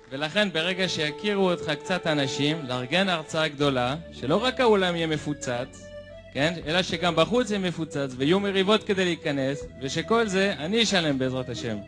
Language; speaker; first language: Hebrew; non-native, fluent; French